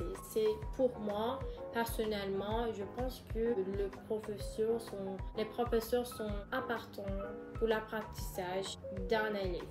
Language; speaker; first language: French; non-native, learner; Turkish